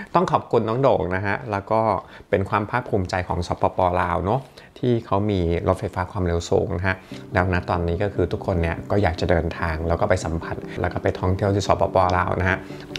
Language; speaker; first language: Thai; native; Thai